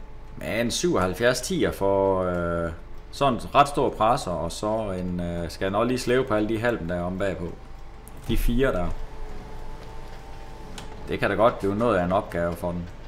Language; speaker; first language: Danish; native; Danish